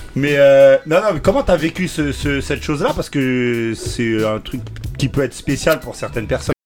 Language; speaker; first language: French; native; French